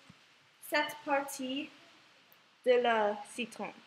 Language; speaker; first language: French; non-native, learner; English